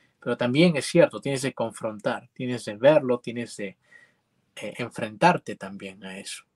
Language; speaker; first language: Spanish; native; Spanish